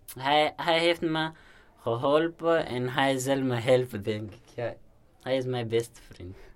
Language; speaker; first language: Dutch; non-native, learner; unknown